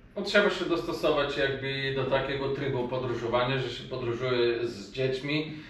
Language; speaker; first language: Polish; non-native, fluent; Macedonian